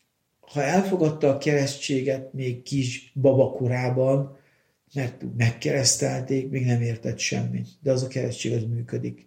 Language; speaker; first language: Hungarian; native; Hungarian